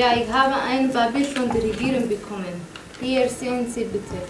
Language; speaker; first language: German; non-native, learner; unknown